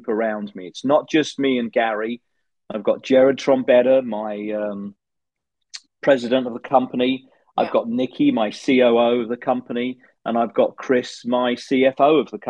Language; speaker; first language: English; native; English